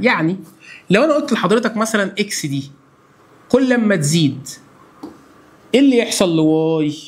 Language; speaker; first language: Arabic; native; Arabic